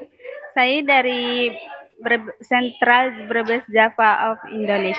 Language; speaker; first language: Indonesian; non-native, local second language; Javanese